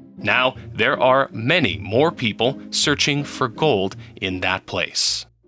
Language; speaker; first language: English; native; English